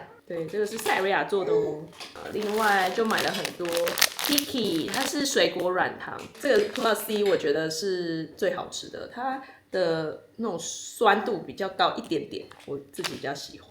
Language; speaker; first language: Chinese; non-native, fluent; Serbian